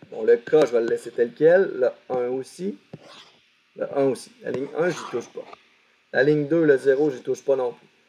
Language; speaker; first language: French; native; French